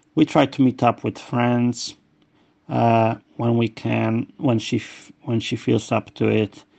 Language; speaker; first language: English; non-native, fluent; Polish